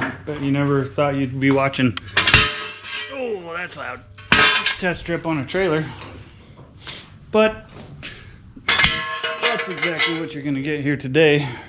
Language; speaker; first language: English; native; English